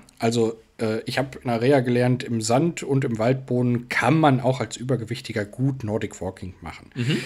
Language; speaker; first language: German; native; German